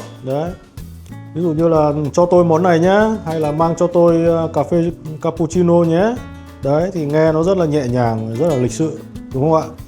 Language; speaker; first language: Vietnamese; native; Vietnamese